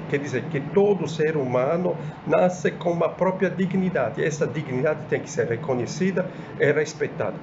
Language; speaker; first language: Portuguese; non-native, fluent; Italian